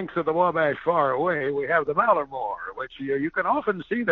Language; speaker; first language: English; native; English